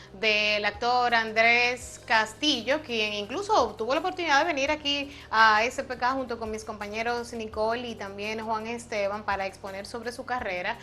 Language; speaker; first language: Spanish; native; Spanish